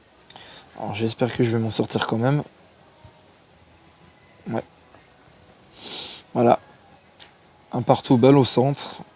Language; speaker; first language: French; native; French